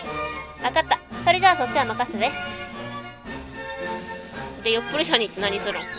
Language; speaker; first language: Japanese; native; Japanese